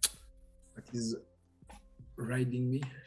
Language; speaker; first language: English; non-native, learner; French